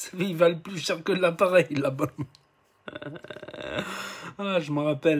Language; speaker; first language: French; native; French